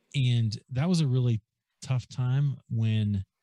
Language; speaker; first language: English; native; English